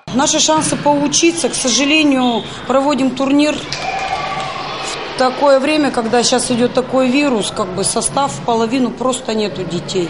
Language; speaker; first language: Russian; native; Russian